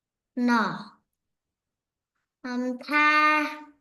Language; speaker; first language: Chinese; non-native, learner; Vietnamese